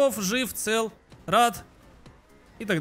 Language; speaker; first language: Russian; native; Russian